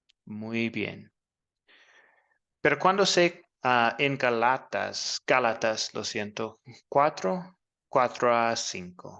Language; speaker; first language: Spanish; non-native, fluent; English